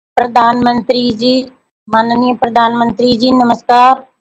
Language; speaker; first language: Hindi; native; Hindi